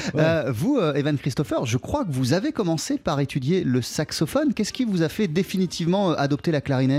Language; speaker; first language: French; native; French